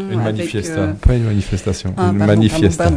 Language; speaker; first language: French; native; French